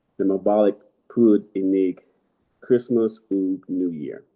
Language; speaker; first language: Cebuano; non-native, learner; English